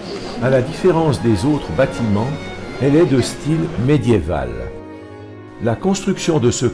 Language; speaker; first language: French; native; French